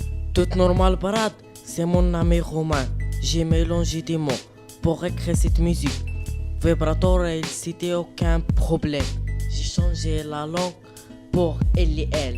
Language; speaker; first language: French; non-native, learner; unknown